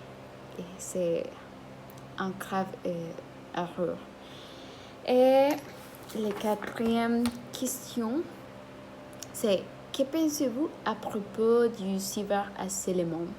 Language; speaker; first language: French; non-native, learner; Spanish